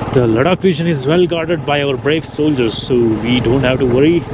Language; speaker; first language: English; non-native, local second language; Kannada